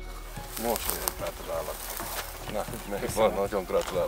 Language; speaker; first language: Hungarian; non-native, learner; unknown